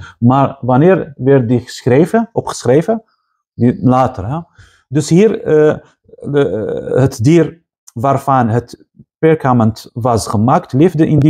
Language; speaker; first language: Dutch; non-native, fluent; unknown